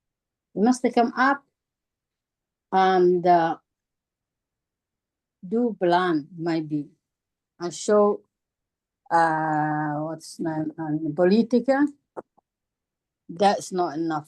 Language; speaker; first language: English; non-native, learner; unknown